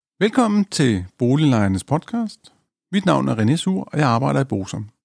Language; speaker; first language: Danish; native; Danish